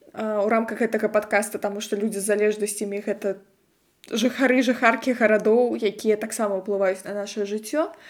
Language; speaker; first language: Belarusian; non-native, local second language; Russian